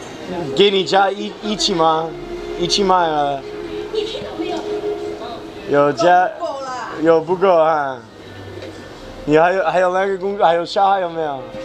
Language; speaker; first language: Chinese; non-native, learner; English